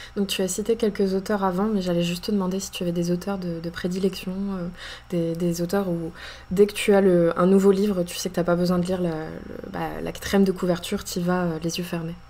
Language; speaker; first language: French; native; French